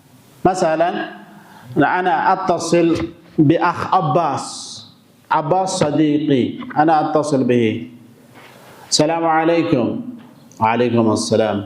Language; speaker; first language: Arabic; non-native, fluent; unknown